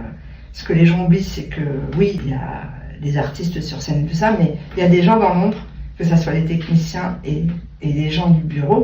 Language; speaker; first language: French; native; French